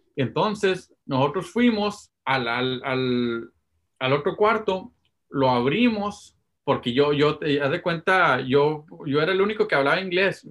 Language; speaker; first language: Spanish; early bilingual, heritage; Spanish